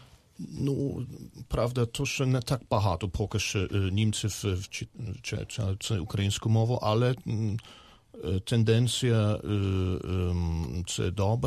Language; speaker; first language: Ukrainian; non-native, learner; German